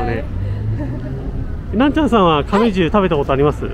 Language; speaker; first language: Japanese; native; Japanese